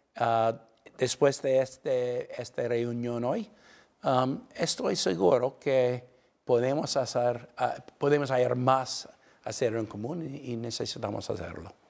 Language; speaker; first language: Spanish; non-native, fluent; English